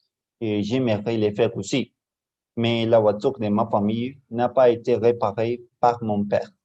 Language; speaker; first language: French; non-native, learner; Spanish